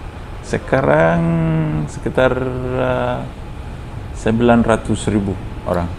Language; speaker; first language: Indonesian; non-native, fluent; Fijian